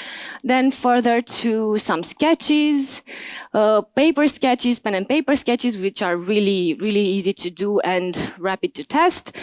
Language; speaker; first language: English; non-native, fluent; Romanian